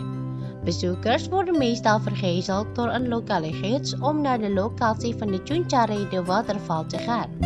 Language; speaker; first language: Dutch; non-native, fluent; Indonesian